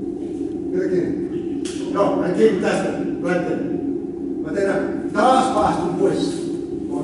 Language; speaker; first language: Finnish; non-native, learner; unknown